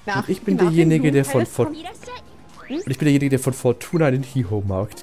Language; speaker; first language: German; native; German